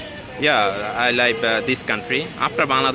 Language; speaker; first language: English; non-native, learner; Bangla